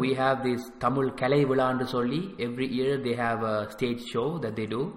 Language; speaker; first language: English; early bilingual, other home language; Tamil